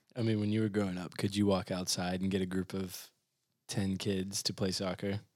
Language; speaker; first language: English; native; English